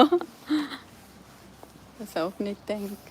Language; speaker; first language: German; non-native, learner; Cebuano